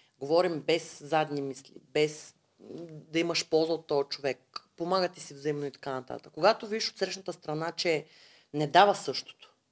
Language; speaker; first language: Bulgarian; native; Bulgarian